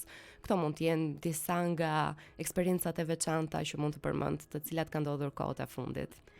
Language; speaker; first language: Albanian; native; Albanian